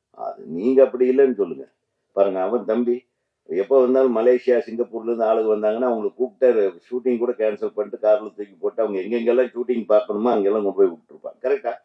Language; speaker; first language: Tamil; native; Tamil